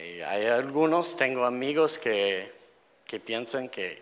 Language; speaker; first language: Spanish; non-native, fluent; English